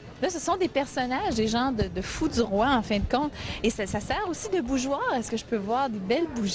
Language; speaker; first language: French; native; French